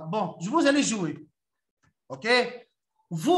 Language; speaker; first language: French; non-native, fluent; Arabic